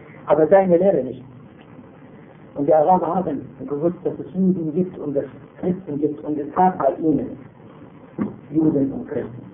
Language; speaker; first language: German; non-native, fluent; Arabic